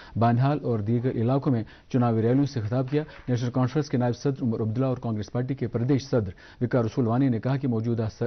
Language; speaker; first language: Hindi; non-native, local second language; Kashmiri